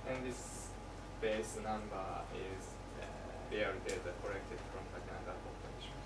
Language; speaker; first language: English; non-native, learner; Japanese